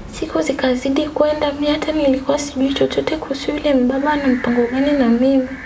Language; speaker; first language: Swahili; native; Swahili